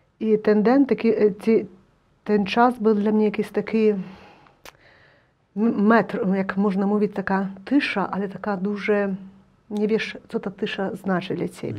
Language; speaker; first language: Polish; non-native, learner; Ukrainian